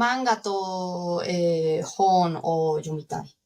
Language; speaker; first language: Japanese; non-native, learner; Spanish